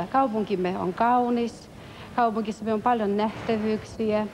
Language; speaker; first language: Finnish; early bilingual, heritage; Finnish